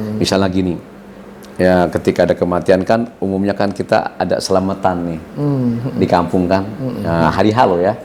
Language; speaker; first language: Indonesian; non-native, local second language; Sundanese